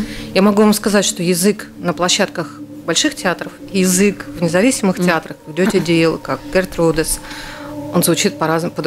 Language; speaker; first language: Russian; native; Russian